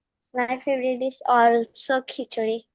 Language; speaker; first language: English; non-native, learner; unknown